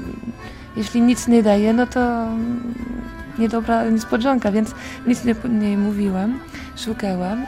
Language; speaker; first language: Polish; non-native, learner; French